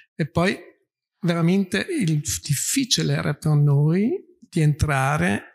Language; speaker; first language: Italian; native; Italian